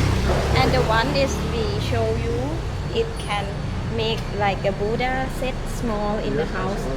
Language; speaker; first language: English; non-native, learner; Thai